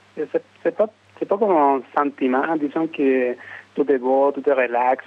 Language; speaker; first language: French; non-native, fluent; Spanish